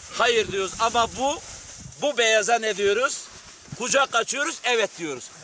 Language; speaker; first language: Turkish; non-native, local second language; Kurdish